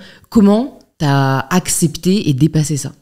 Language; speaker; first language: French; native; French